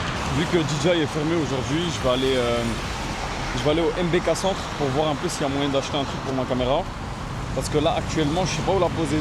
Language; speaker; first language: French; native; French